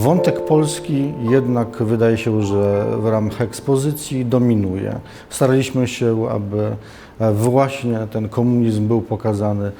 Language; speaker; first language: Polish; native; Polish